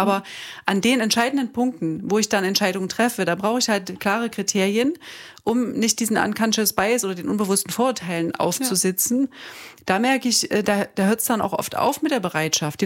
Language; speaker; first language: German; native; German